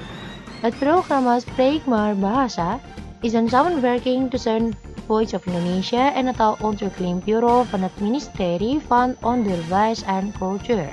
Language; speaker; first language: Dutch; non-native, learner; Indonesian